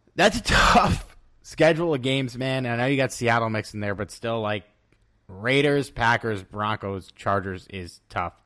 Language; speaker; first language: English; native; English